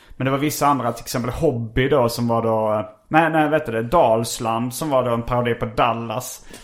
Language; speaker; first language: Swedish; native; Swedish